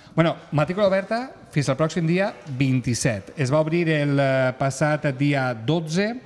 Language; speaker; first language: Catalan; native; Catalan